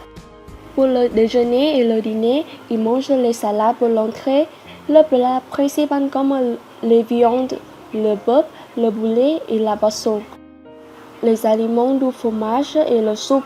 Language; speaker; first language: French; non-native, learner; Vietnamese